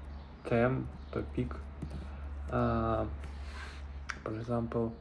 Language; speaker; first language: French; non-native, learner; Russian